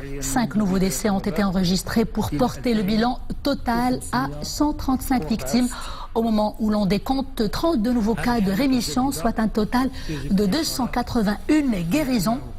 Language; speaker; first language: French; non-native, local second language; Arabic